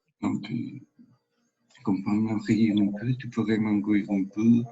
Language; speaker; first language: French; non-native, learner; Spanish